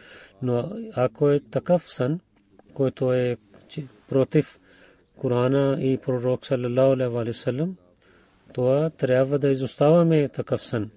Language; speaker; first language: Bulgarian; non-native, fluent; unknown